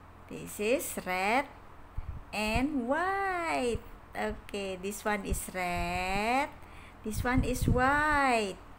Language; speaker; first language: English; non-native, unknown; Indonesian